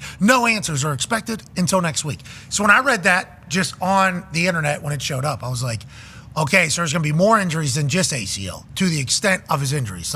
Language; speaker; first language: English; native; English